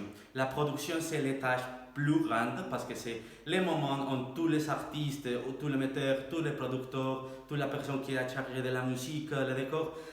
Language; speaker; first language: French; non-native, learner; Spanish